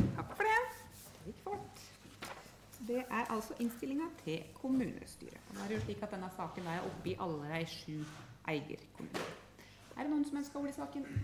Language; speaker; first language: Norwegian; native; Norwegian